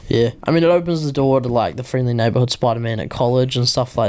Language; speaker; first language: English; native; English